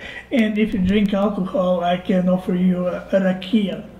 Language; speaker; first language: English; non-native, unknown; Bulgarian